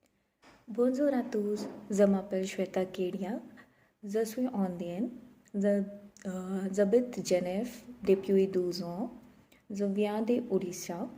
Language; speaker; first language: French; non-native, learner; Odia